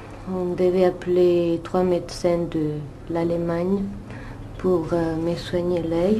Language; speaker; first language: French; non-native, fluent; Italian